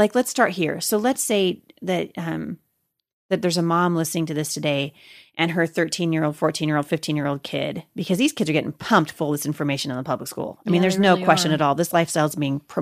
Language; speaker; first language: English; native; English